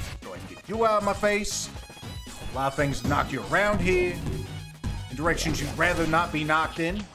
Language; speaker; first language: English; native; English